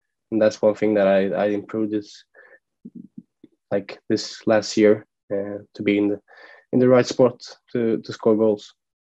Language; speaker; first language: English; non-native, fluent; Swedish